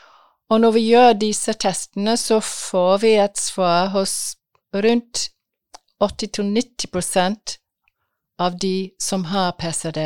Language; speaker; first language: Norwegian; non-native, fluent; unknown